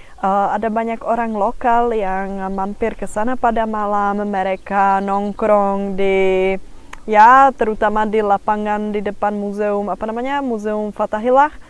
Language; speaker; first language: Indonesian; non-native, fluent; Czech